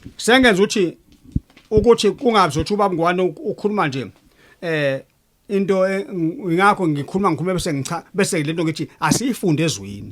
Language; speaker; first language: Zulu; native; Zulu